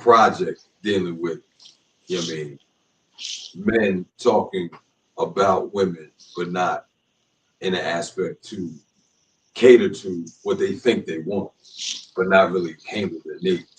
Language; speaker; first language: English; native; English